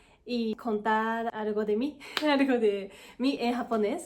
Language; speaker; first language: Spanish; non-native, fluent; Japanese